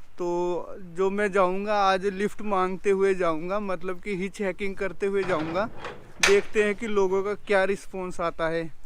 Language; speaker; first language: Hindi; native; Hindi